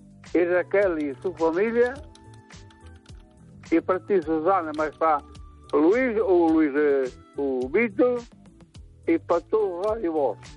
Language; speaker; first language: Spanish; non-native, local second language; Galician